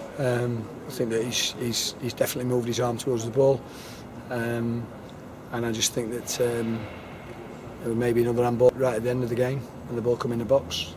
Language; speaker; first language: English; native; English